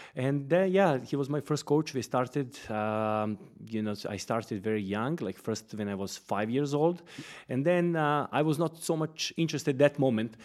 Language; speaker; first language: English; non-native, fluent; Serbian